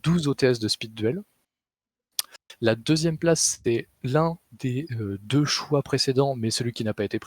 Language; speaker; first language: French; native; French